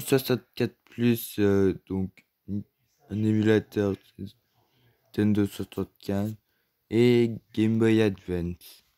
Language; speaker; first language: French; native; French